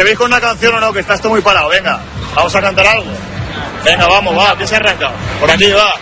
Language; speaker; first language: Spanish; native; Spanish